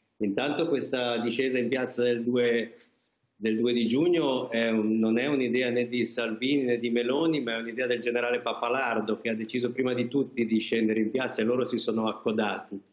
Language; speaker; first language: Italian; native; Italian